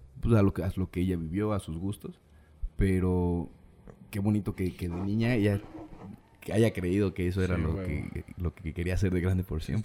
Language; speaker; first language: Spanish; native; Spanish